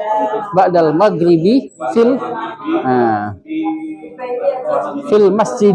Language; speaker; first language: Arabic; non-native, fluent; Indonesian